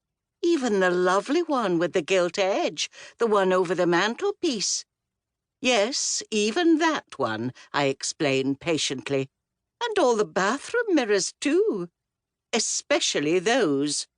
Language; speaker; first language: English; native; English